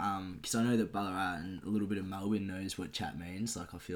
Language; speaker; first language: English; native; English